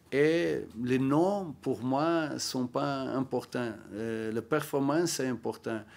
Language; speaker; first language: French; non-native, learner; Portuguese